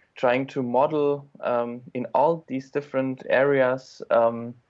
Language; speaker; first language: English; non-native, fluent; German